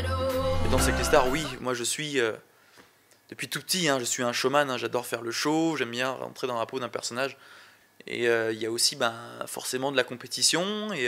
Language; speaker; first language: French; native; French